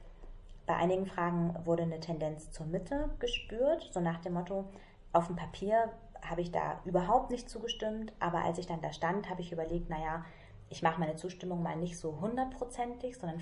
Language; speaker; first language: German; native; German